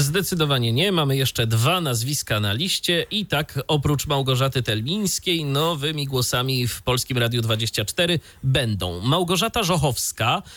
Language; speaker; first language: Polish; native; Polish